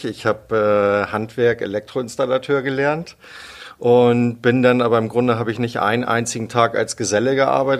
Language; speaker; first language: German; native; German